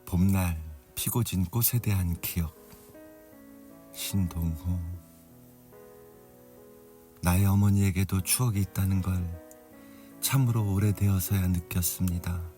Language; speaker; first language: Korean; native; Korean